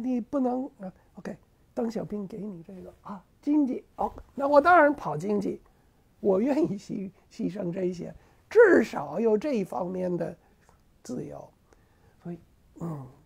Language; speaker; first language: Chinese; non-native, fluent; English